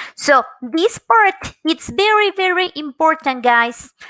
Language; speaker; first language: English; non-native, fluent; Spanish